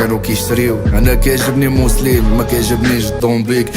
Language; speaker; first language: Arabic; native; Arabic